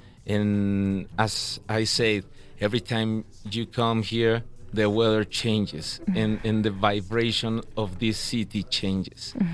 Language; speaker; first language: English; non-native, fluent; Spanish